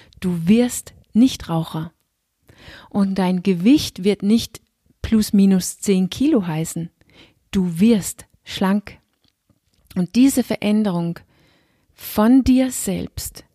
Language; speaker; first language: German; non-native, fluent; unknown